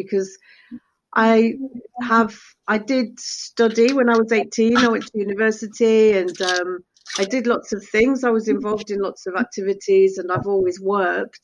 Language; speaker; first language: English; early bilingual, other home language; Spanish